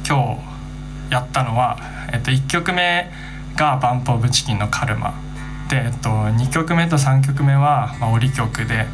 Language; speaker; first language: Japanese; native; Japanese